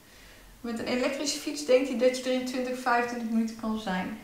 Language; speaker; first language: Dutch; native; Dutch